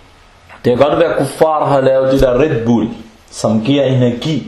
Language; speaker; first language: Danish; non-native, local second language; Arabic